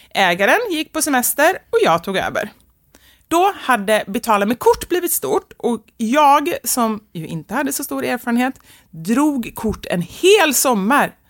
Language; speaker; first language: Swedish; native; Swedish